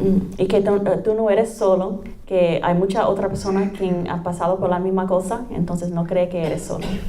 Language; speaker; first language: Spanish; non-native, fluent; English